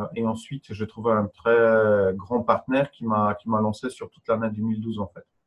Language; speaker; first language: French; non-native, fluent; Polish